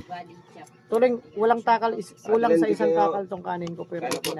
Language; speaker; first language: Filipino; native; Filipino